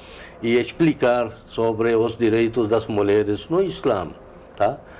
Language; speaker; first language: Portuguese; non-native, learner; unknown